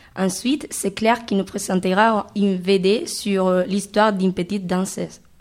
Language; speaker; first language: French; non-native, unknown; Spanish